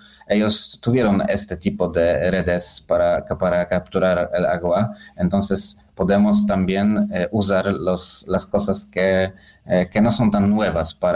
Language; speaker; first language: Spanish; non-native, fluent; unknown